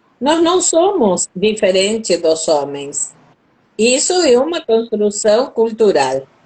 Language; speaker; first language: Portuguese; non-native, fluent; Spanish